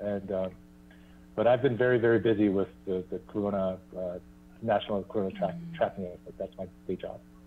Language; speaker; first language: English; early bilingual, other home language; Korean